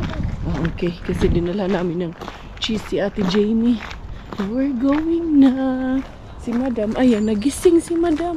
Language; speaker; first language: Filipino; non-native, local second language; Cebuano